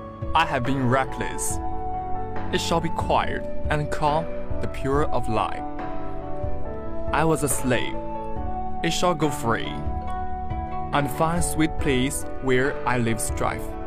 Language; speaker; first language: English; non-native, fluent; Chinese